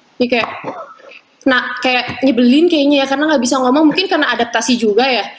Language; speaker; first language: Indonesian; native; Indonesian